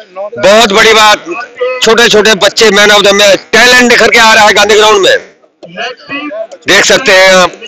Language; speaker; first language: Hindi; non-native, local second language; Punjabi